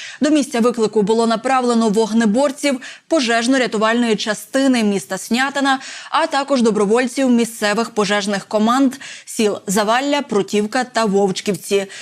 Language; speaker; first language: Ukrainian; native; Ukrainian